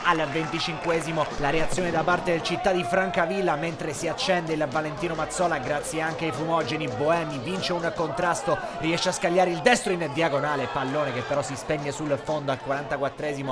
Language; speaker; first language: Italian; native; Italian